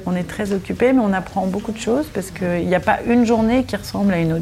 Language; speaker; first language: French; native; French